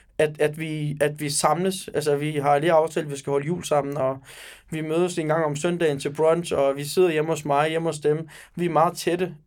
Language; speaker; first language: Danish; early bilingual, other home language; Turkish